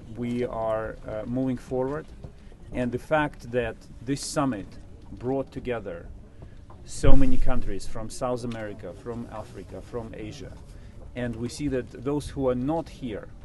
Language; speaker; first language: English; non-native, fluent; Ukrainian